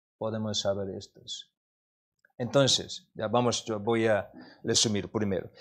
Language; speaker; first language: Spanish; non-native, learner; Korean